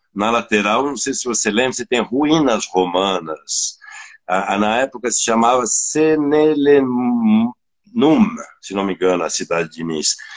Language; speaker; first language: Portuguese; non-native, fluent; French